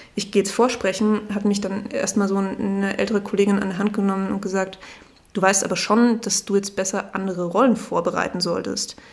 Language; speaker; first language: German; native; German